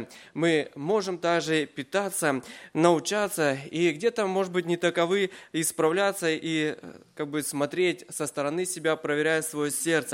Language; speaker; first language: Russian; native; Russian